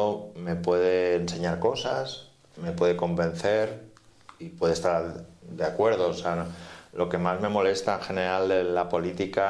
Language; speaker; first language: Spanish; native; Spanish